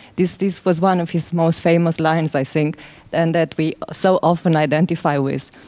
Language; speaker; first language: English; non-native, fluent; Romanian